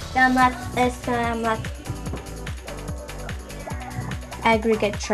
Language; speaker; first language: Romanian; early bilingual, heritage; Romanian